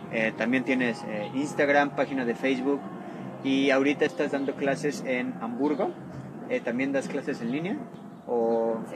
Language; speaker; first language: Spanish; native; Spanish